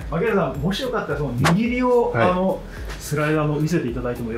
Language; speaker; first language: Japanese; native; Japanese